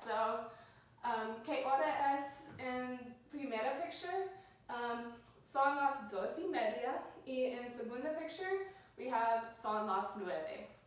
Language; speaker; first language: Spanish; non-native, learner; English